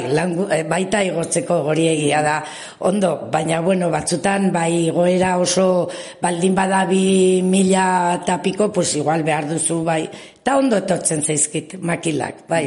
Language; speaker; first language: Basque; non-native, local second language; Spanish